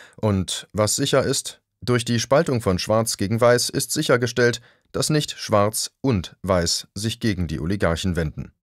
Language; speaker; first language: German; native; German